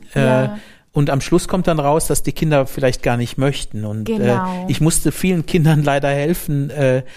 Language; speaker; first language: German; native; German